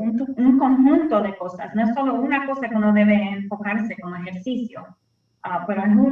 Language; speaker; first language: Spanish; early bilingual, heritage; Spanish